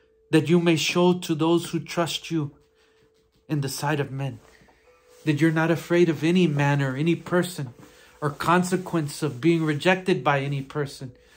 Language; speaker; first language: English; native; English